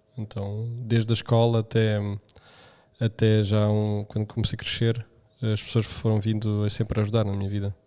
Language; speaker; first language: Portuguese; early bilingual, other home language; Romanian